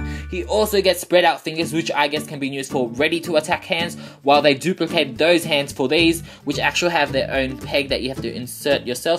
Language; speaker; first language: English; native; English